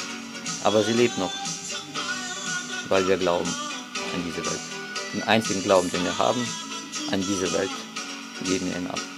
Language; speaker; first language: German; non-native, fluent; Russian